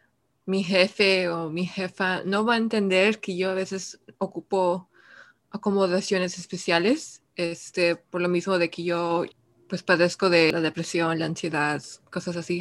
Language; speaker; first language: Spanish; early bilingual, heritage; Spanish